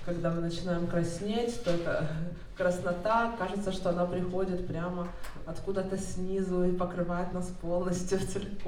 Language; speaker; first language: Russian; native; Russian